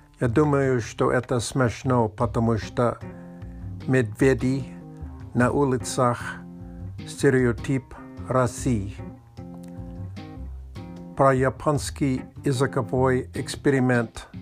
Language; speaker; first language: Russian; non-native, learner; Latvian